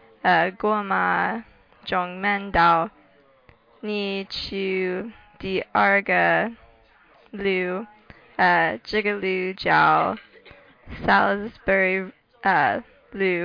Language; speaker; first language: Chinese; non-native, learner; English